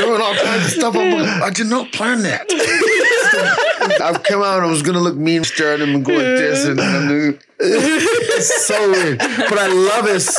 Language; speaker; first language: English; native; English